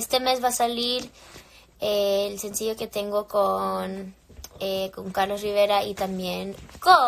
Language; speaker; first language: Spanish; early bilingual, heritage; English